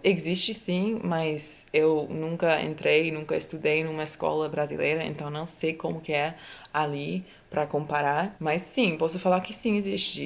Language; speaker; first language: Portuguese; non-native, fluent; English